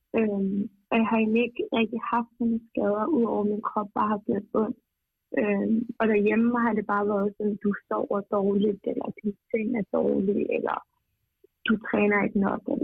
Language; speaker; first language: Danish; early bilingual, other home language; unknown